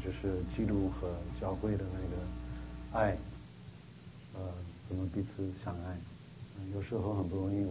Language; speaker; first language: Chinese; non-native, fluent; English